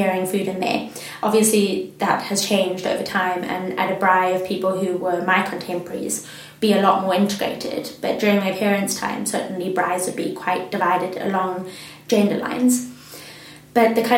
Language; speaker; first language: English; native; English